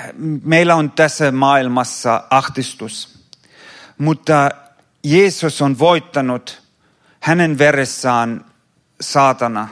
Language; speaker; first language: Finnish; non-native, fluent; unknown